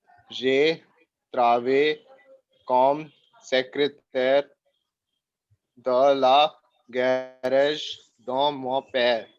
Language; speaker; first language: French; non-native, learner; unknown